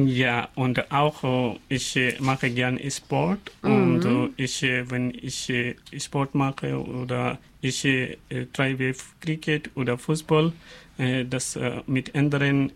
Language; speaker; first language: German; non-native, learner; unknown